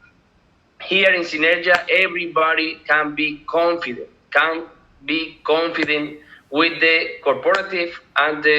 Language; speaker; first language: English; non-native, learner; Spanish